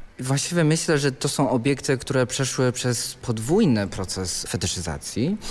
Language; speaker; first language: Polish; non-native, fluent; Chinese